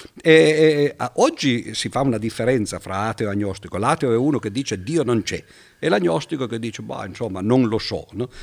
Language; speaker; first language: Italian; native; Italian